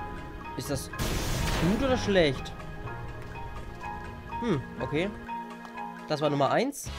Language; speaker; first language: German; native; German